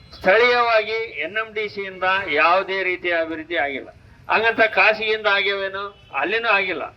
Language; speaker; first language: Kannada; native; Kannada